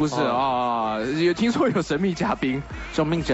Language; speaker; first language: Chinese; native; Chinese